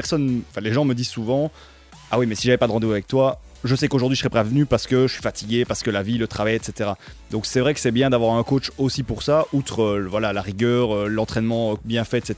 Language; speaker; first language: French; native; French